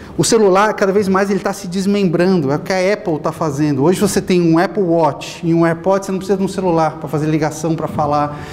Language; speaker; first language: Portuguese; native; Portuguese